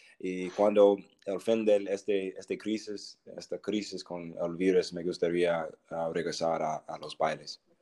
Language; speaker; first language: Spanish; non-native, learner; English